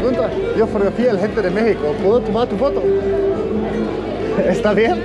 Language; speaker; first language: Spanish; non-native, learner; Danish